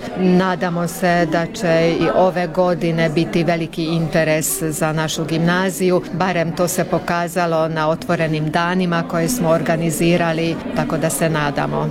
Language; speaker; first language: Croatian; early bilingual, heritage; Croatian